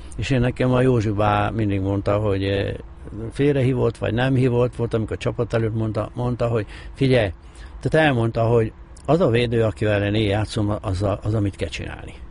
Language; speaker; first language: Hungarian; native; Hungarian